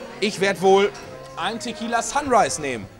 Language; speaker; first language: German; native; German